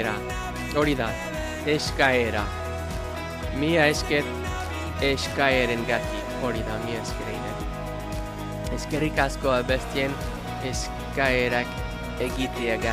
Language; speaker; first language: Basque; non-native, learner; English